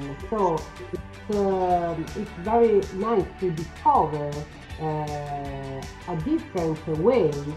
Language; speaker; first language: English; non-native, learner; Italian